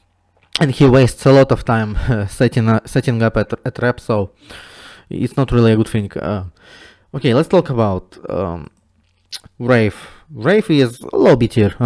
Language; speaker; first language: English; non-native, fluent; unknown